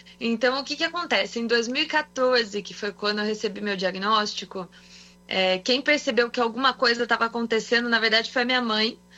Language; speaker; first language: Portuguese; native; Portuguese